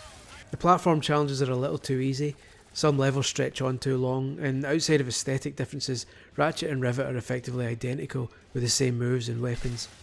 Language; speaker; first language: English; native; English